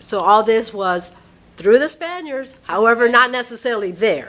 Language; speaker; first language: English; non-native, fluent; Spanish